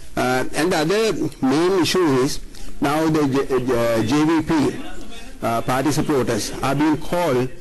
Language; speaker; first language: English; non-native, local second language; Sinhala